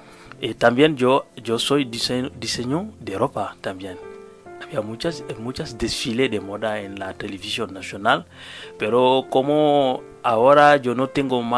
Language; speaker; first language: Spanish; non-native, learner; Wolof